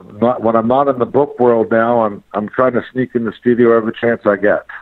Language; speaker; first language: English; native; English